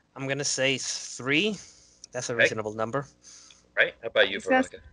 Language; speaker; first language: English; non-native, fluent; Spanish